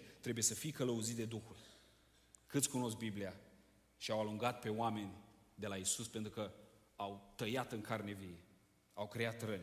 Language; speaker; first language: Romanian; native; Romanian